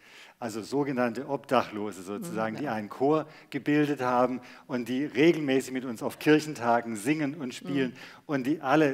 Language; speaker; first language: German; native; German